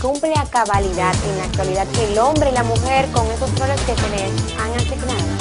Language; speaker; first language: Spanish; native; Spanish